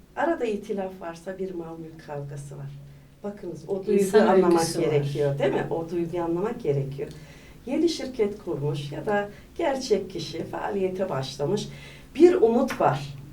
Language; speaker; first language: Turkish; native; Turkish